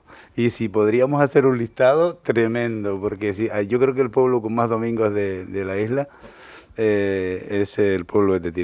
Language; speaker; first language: Spanish; native; Spanish